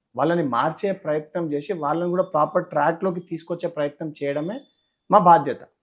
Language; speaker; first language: Telugu; native; Telugu